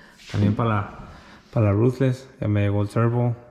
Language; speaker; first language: Spanish; early bilingual, heritage; Spanish